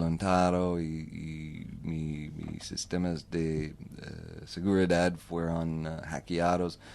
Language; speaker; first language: Spanish; non-native, learner; English